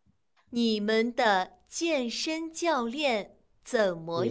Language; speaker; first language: Chinese; non-native, learner; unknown